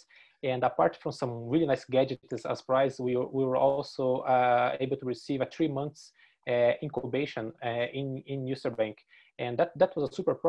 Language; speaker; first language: English; non-native, fluent; Portuguese